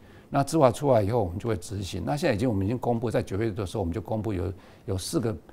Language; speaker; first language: Chinese; native; Chinese